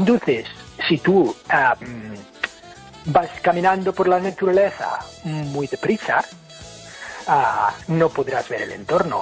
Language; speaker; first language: Spanish; non-native, fluent; English